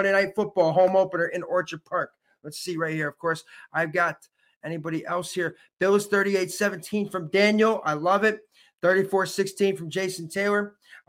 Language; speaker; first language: English; native; English